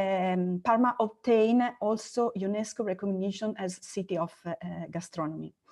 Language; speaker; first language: English; non-native, learner; Italian